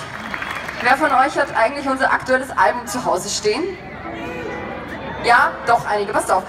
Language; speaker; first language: German; native; German